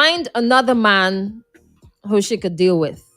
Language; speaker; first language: English; native; English